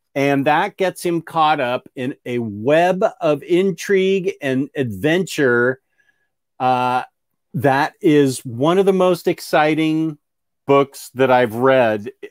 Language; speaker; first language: English; native; English